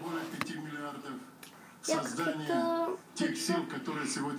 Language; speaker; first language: Russian; native; Russian